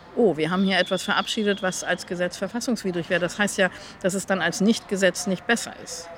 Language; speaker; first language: German; non-native, fluent; Hebrew